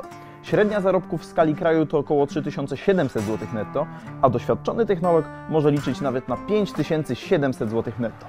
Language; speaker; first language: Polish; native; Polish